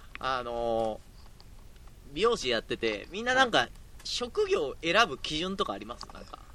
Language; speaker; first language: Japanese; native; Japanese